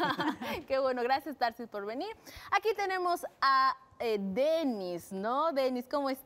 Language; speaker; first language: Spanish; native; Spanish